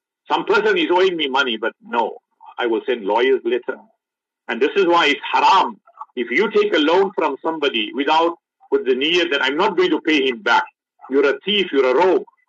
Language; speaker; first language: English; native; English